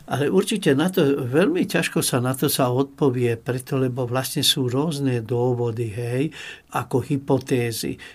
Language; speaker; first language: Slovak; non-native, local second language; Hungarian